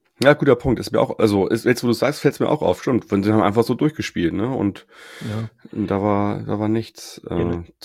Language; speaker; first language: German; native; German